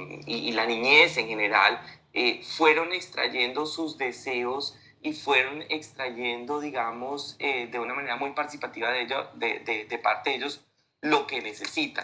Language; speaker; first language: Spanish; native; Spanish